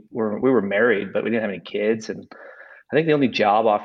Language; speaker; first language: English; native; English